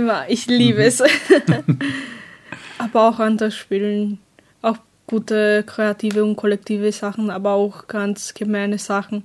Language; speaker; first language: German; non-native, learner; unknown